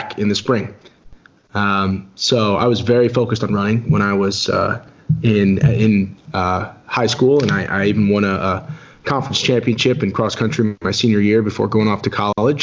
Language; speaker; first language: English; native; English